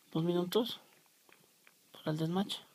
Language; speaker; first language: Spanish; native; Spanish